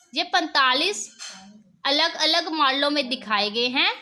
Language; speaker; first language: Hindi; non-native, local second language; Punjabi